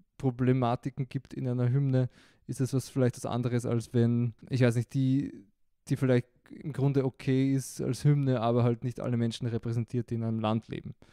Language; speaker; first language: German; non-native, local second language; Croatian